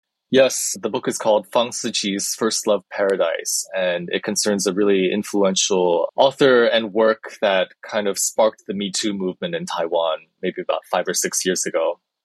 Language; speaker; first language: English; early bilingual, other home language; Chinese